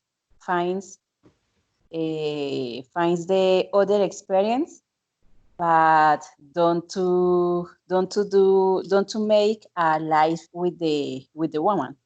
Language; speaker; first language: English; non-native, learner; Spanish